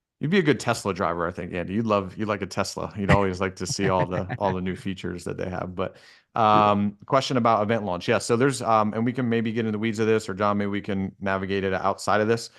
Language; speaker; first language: English; native; English